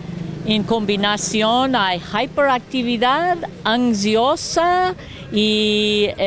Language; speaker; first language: Spanish; non-native, learner; English